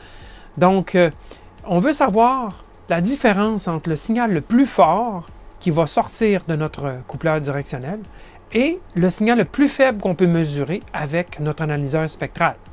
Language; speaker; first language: French; native; French